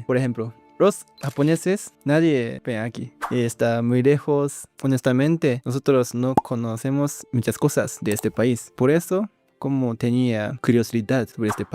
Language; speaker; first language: Spanish; non-native, learner; Japanese